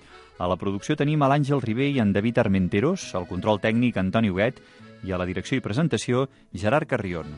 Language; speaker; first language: Catalan; native; Catalan